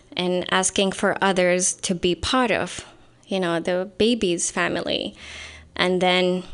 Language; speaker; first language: English; non-native, fluent; Arabic